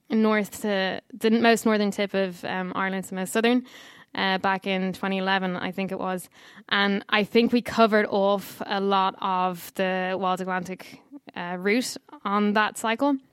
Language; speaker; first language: English; native; English